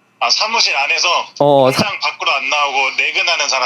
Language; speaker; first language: Korean; native; Korean